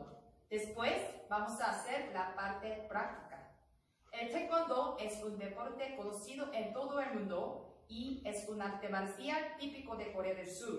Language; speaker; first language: Spanish; non-native, learner; Korean